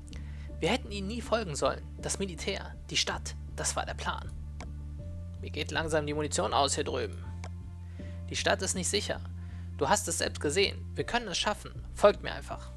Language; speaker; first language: German; native; German